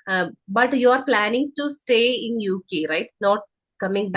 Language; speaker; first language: English; non-native, fluent; Malayalam